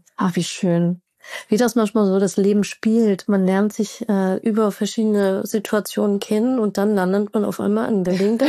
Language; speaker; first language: German; native; German